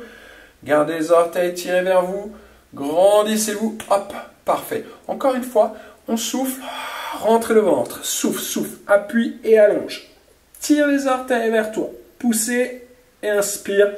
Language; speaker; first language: French; native; French